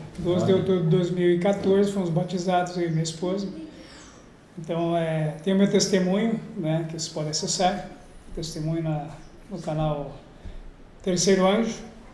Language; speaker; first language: Portuguese; native; Portuguese